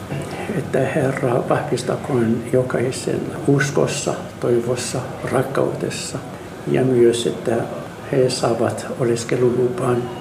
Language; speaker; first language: Finnish; non-native, fluent; Arabic